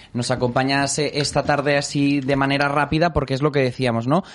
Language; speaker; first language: Spanish; non-native, local second language; Catalan